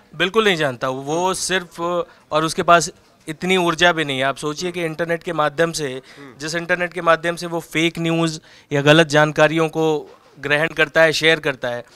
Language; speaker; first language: Hindi; native; Hindi